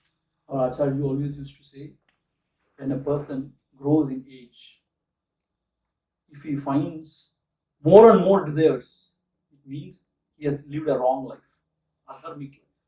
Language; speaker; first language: English; non-native, local second language; Tamil